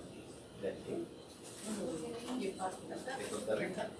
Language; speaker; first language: Spanish; native; Spanish